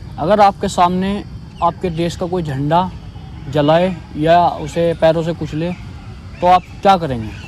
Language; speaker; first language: Hindi; native; Hindi